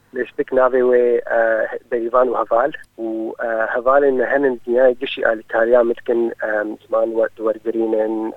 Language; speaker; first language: Kurdish; early bilingual, heritage; Kurdish